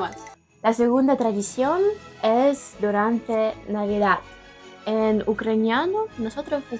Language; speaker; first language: Spanish; non-native, learner; Ukrainian